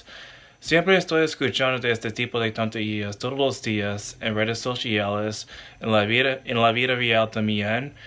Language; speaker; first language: Spanish; non-native, learner; English